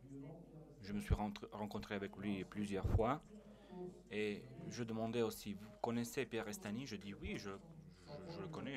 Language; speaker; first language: French; non-native, fluent; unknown